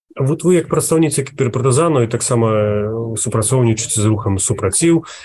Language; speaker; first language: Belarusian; native; Belarusian